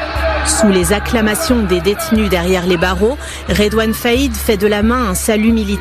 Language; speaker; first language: French; native; French